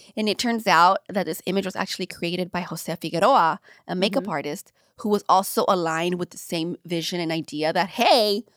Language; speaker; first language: English; native; English